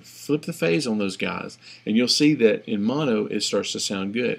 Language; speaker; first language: English; native; English